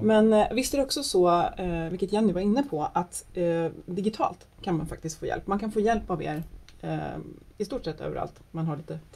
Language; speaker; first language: Swedish; native; Swedish